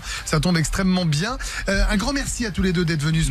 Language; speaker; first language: French; native; French